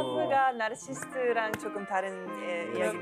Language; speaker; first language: Korean; non-native, fluent; Russian